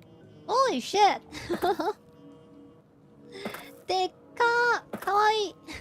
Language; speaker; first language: Japanese; non-native, fluent; Chinese